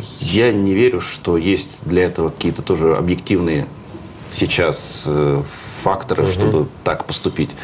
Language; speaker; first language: Russian; native; Russian